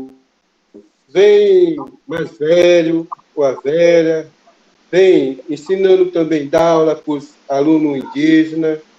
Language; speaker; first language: Portuguese; non-native, local second language; Kayapó